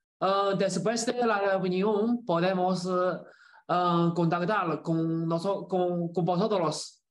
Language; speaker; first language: Spanish; non-native, learner; Chinese